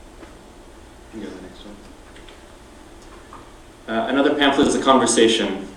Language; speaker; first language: English; native; English